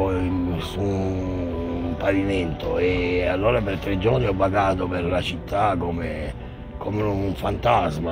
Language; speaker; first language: Italian; native; Italian